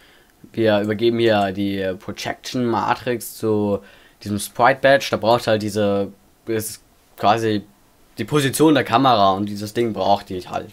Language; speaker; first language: German; native; German